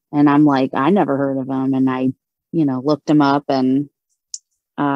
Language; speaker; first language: English; native; English